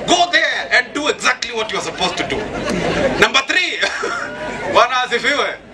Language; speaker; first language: English; non-native, local second language; Swahili